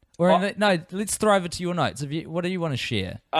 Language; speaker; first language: English; native; English